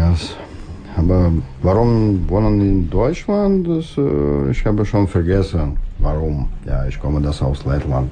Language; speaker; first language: German; non-native, learner; Russian